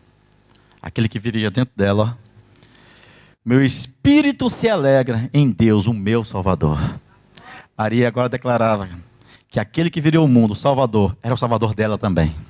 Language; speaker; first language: Portuguese; native; Portuguese